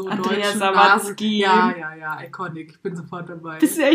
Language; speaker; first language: German; native; German